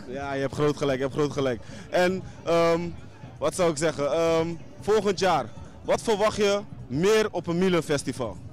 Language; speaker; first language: Dutch; native; Dutch